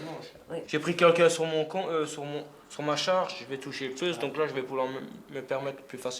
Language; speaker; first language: French; native; French